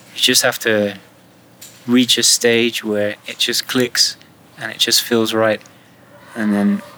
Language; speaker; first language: English; native; English